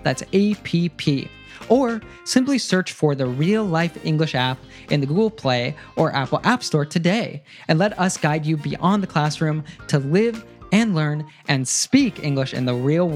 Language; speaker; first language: English; native; English